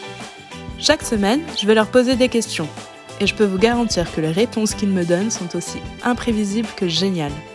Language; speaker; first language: French; native; French